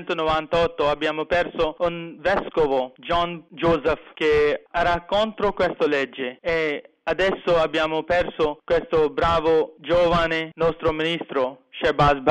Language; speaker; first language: Italian; non-native, fluent; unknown